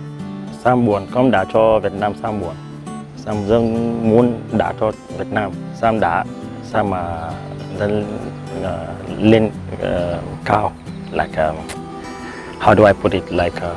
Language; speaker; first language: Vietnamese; non-native, learner; Portuguese